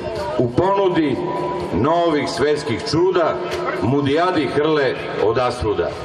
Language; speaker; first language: Bosnian; native; Bosnian